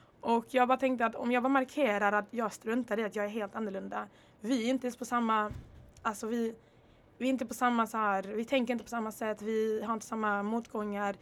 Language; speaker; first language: Swedish; early bilingual, other home language; Kinyarwanda